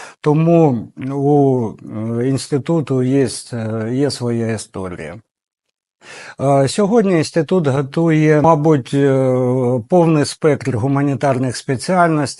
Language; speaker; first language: Ukrainian; native; Ukrainian